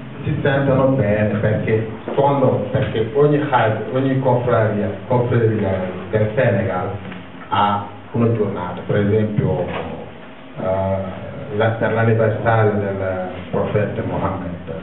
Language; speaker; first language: Italian; non-native, fluent; Wolof